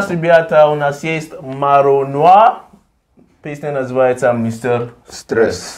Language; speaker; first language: Russian; non-native, learner; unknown